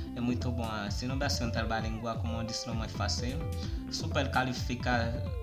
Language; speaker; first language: Portuguese; non-native, learner; Haitian Creole